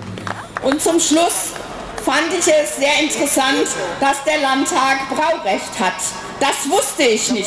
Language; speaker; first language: German; native; German